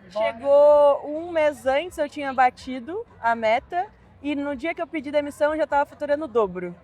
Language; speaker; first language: Portuguese; native; Portuguese